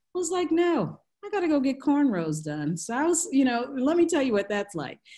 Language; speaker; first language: English; native; English